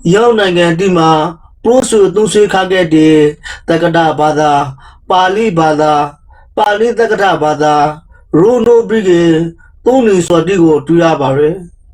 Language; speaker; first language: Burmese; native; Burmese